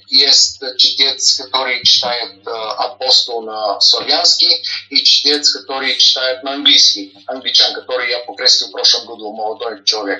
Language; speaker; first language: Russian; non-native, learner; Bulgarian